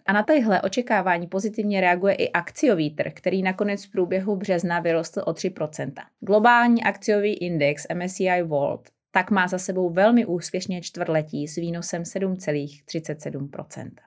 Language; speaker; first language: Czech; native; Czech